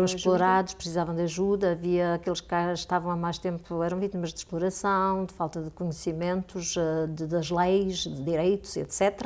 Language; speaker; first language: Portuguese; native; Portuguese